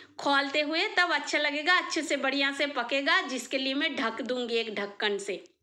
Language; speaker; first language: Hindi; non-native, local second language; Bangla